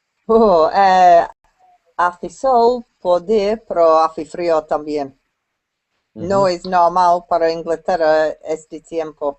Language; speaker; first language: Spanish; non-native, learner; English